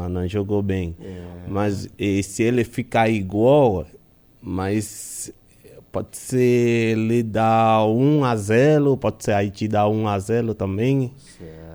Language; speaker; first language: Portuguese; non-native, fluent; Haitian Creole